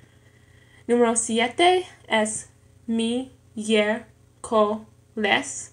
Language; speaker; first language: Spanish; non-native, learner; English